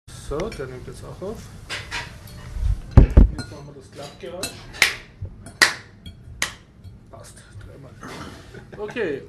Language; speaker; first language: German; native; German